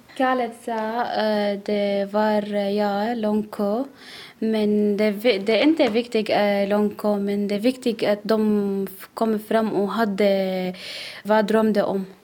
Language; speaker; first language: Swedish; non-native, learner; Arabic